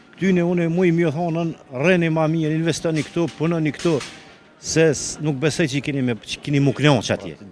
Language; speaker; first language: Albanian; native; Albanian